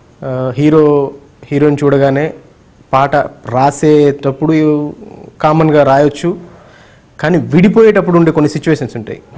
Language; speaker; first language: Telugu; native; Telugu